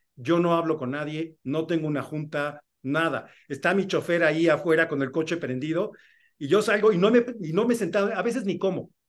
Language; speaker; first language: Spanish; native; Spanish